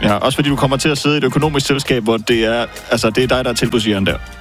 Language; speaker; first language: Danish; native; Danish